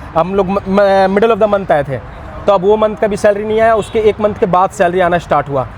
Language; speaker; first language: Hindi; non-native, local second language; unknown